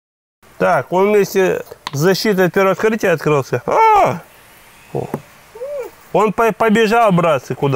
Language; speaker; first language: Russian; native; Russian